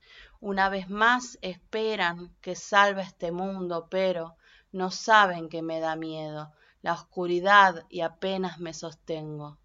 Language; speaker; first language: Spanish; native; Spanish